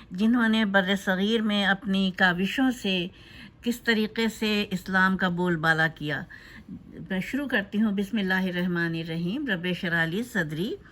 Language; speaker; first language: Urdu; native; Urdu